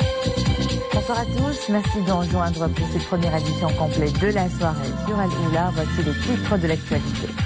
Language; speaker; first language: French; non-native, local second language; Arabic